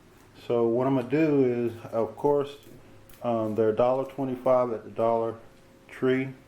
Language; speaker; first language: English; native; English